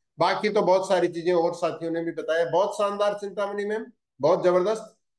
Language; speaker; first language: Hindi; native; Hindi